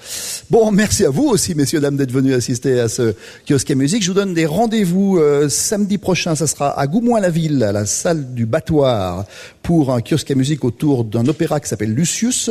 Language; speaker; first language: French; native; French